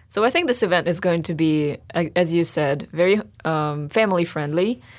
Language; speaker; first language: English; non-native, fluent; Russian